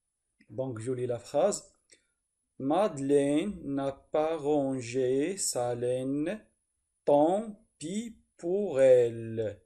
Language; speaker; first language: French; non-native, fluent; Arabic